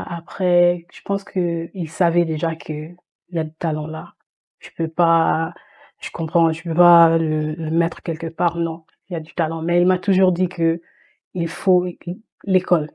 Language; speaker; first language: French; early bilingual, heritage; French